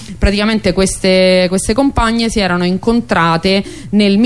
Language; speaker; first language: Italian; native; Italian